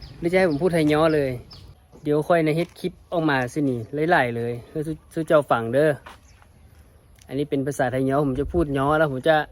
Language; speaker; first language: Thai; non-native, local second language; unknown